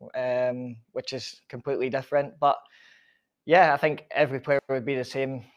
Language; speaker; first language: English; native; English